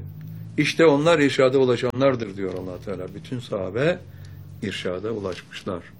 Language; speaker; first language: Turkish; native; Turkish